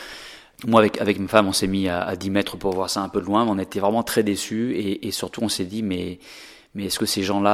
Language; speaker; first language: French; native; French